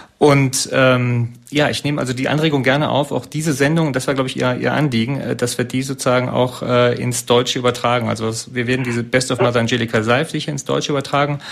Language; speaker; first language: German; native; German